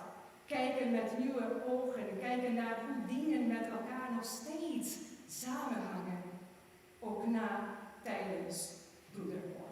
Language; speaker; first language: Dutch; non-native, fluent; German